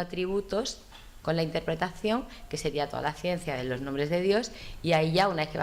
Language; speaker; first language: Spanish; native; Spanish